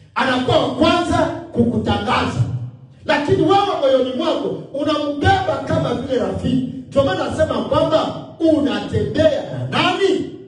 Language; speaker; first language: Swahili; native; Swahili